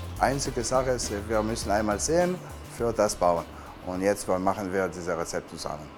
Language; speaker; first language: German; non-native, learner; French